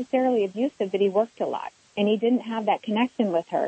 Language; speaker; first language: English; native; English